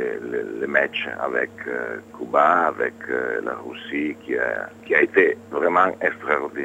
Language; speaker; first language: French; non-native, learner; Italian